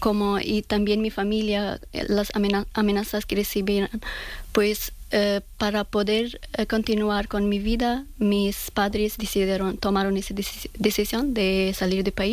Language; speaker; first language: Spanish; non-native, learner; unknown